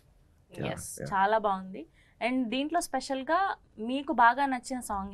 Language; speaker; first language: Telugu; native; Telugu